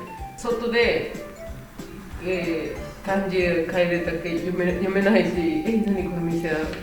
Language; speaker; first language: Japanese; non-native, learner; Spanish